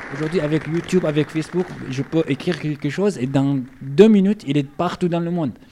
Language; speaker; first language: French; non-native, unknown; Arabic